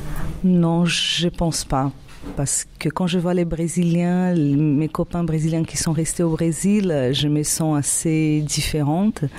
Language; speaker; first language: French; non-native, fluent; Portuguese